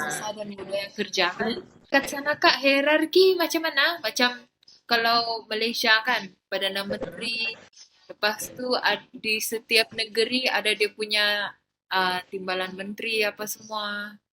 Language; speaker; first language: Malay; native; Malay